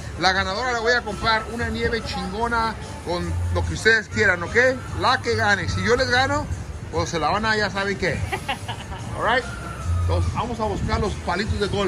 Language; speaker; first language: Spanish; early bilingual, heritage; Spanish